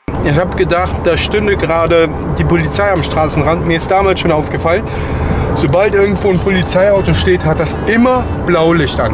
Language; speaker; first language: German; native; German